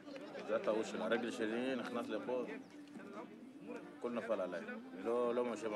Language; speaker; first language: Hebrew; non-native, learner; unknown